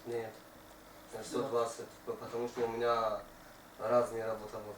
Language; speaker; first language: Russian; non-native, learner; Tajik